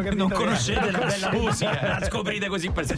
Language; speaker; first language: Italian; native; Italian